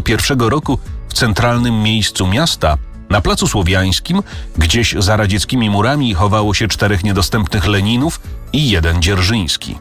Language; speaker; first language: Polish; native; Polish